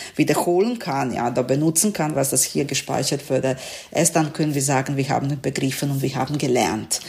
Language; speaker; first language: German; non-native, learner; Serbian